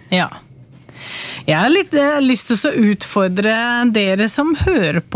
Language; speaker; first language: Norwegian; native; Norwegian